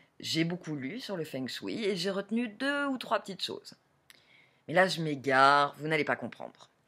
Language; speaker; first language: French; native; French